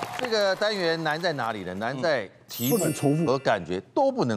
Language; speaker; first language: Chinese; native; Chinese